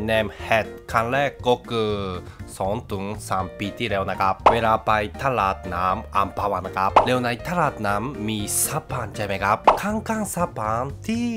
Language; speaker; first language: Thai; non-native, learner; Japanese